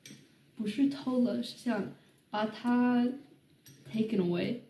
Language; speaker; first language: Chinese; non-native, learner; English